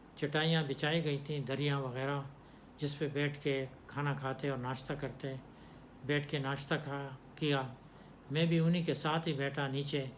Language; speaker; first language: Urdu; non-native, local second language; Pashto